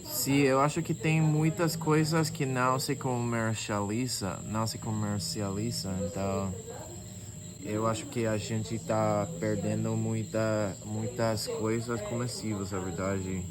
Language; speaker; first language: Portuguese; non-native, learner; English